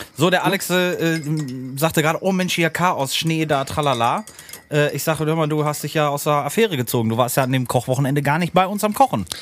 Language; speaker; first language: German; native; German